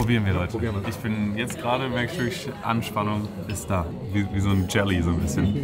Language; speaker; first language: German; native; German